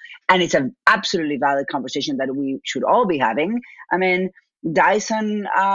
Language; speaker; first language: English; non-native, fluent; Spanish